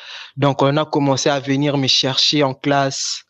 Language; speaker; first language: French; non-native, local second language; Lingala